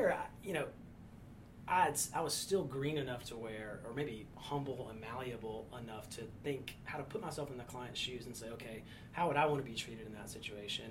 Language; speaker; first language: English; native; English